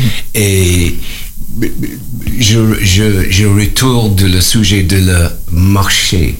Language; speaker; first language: French; non-native, learner; English